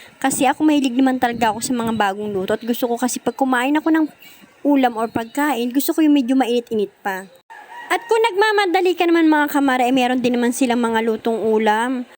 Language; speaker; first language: Filipino; native; Filipino